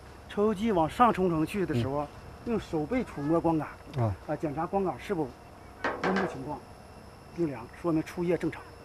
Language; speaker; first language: Chinese; native; Chinese